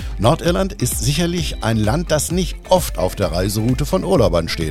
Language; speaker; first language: German; native; German